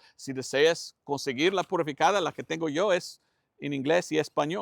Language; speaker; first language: Spanish; non-native, fluent; English